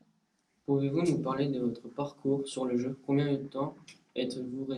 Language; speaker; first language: French; native; French